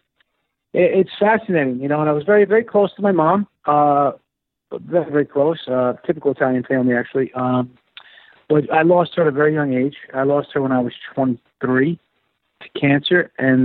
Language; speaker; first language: English; native; English